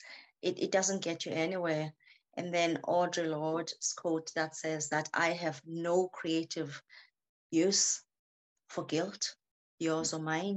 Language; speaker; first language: English; native; English